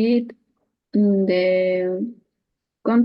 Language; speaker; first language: English; non-native, learner; Spanish